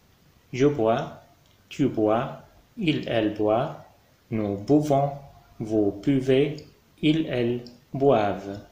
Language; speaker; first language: French; non-native, fluent; Arabic